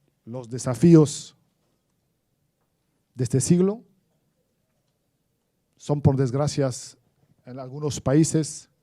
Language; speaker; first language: Spanish; non-native, fluent; Arabic